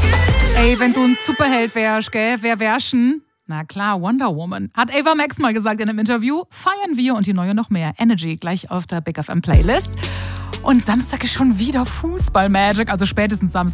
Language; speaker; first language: German; native; German